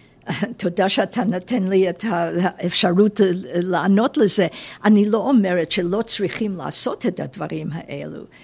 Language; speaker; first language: Hebrew; non-native, fluent; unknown